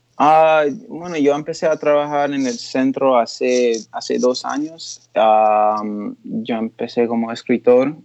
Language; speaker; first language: Spanish; early bilingual, heritage; Spanish